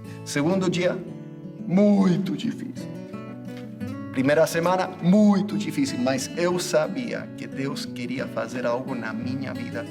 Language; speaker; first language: Portuguese; non-native, fluent; English